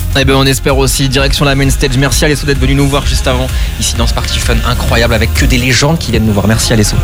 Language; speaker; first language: French; native; French